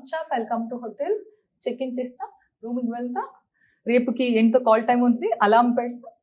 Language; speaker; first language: Telugu; non-native, local second language; Tulu